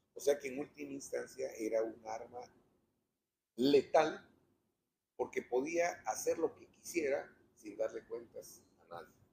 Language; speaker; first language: Spanish; native; Spanish